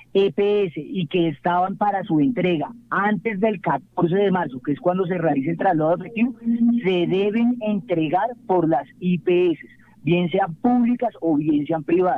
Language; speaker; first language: Spanish; native; Spanish